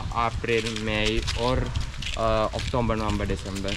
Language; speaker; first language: English; non-native, learner; Sinhala